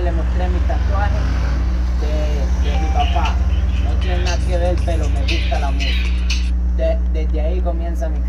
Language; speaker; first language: Spanish; native; Spanish